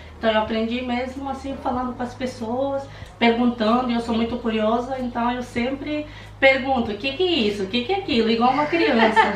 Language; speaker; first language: Portuguese; non-native, fluent; Romanian